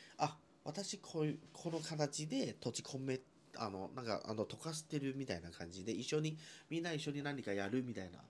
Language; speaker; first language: Japanese; non-native, fluent; Chinese